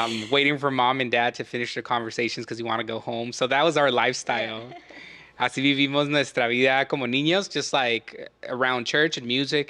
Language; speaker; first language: English; early bilingual, other home language; Spanish